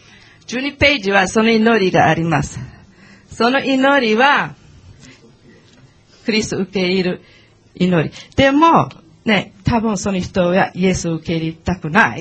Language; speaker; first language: Japanese; non-native, learner; English